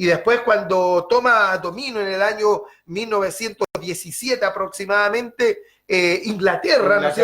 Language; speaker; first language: Spanish; native; Spanish